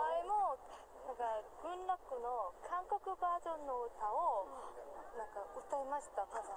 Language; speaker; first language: Japanese; non-native, learner; Korean